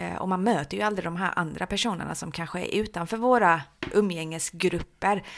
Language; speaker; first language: Swedish; early bilingual, other home language; Persian